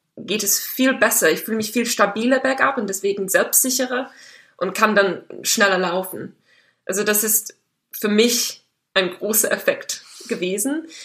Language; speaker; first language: German; non-native, fluent; English